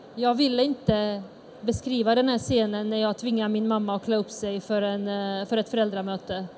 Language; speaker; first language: Swedish; early bilingual, other home language; Bosnian